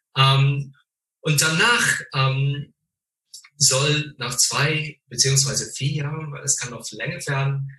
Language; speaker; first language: German; non-native, fluent; English